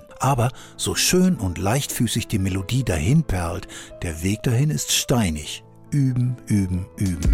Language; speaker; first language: German; native; German